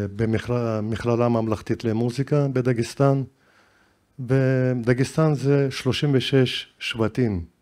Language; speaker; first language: Hebrew; non-native, fluent; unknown